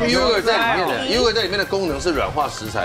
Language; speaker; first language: Chinese; native; Chinese